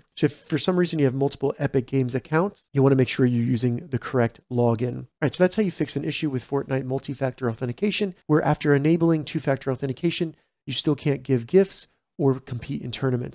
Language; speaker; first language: English; native; English